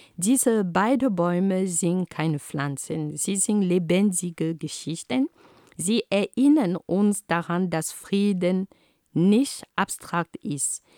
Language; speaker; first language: German; non-native, fluent; Ghomala